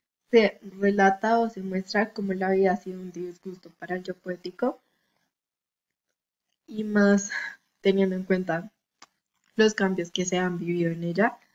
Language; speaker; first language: Spanish; native; Spanish